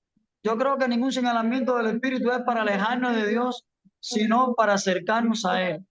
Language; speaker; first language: Spanish; native; Spanish